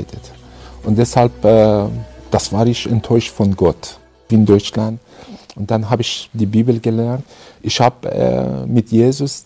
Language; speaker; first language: German; non-native, fluent; Persian